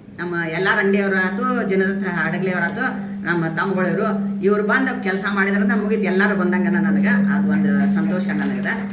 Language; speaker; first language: Kannada; native; Kannada